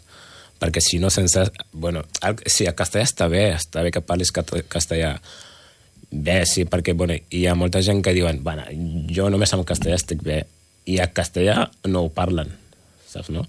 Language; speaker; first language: Catalan; non-native, learner; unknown